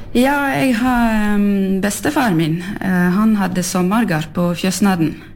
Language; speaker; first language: Norwegian; early bilingual, heritage; French